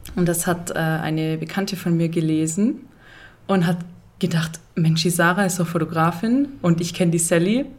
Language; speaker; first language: German; native; German